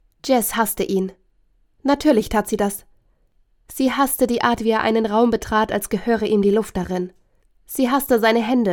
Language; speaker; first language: German; native; German